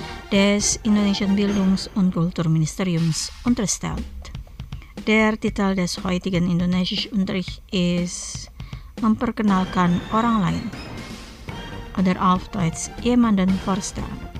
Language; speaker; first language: German; non-native, fluent; Indonesian